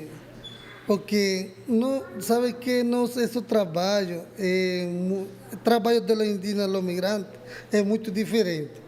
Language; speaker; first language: Portuguese; non-native, learner; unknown